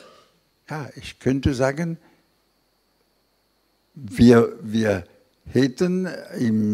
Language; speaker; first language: German; non-native, fluent; French